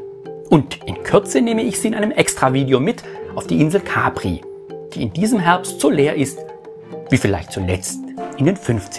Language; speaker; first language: German; native; German